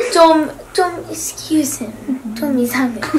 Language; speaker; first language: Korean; early bilingual, heritage; English